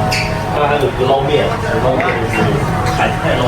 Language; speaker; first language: Chinese; native; Chinese